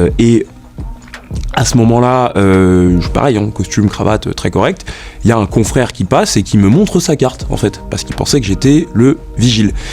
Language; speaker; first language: French; native; French